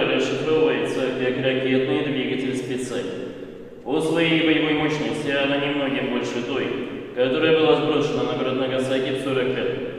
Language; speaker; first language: Russian; native; Russian